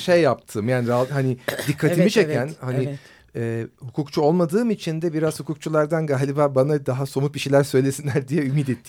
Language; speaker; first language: Turkish; native; Turkish